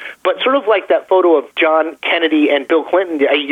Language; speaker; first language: English; native; English